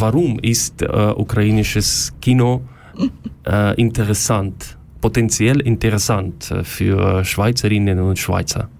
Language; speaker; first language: German; non-native, learner; Ukrainian